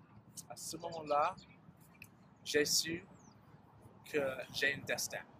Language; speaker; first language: French; non-native, learner; English